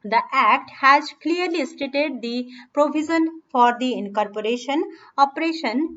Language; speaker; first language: English; non-native, local second language; Nepali